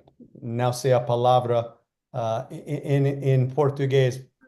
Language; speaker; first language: Portuguese; non-native, fluent; Spanish